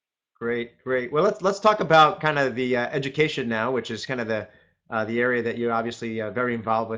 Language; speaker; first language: English; native; English